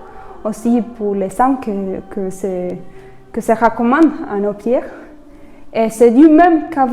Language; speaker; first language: French; non-native, fluent; Spanish